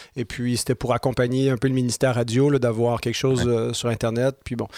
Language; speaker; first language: French; native; French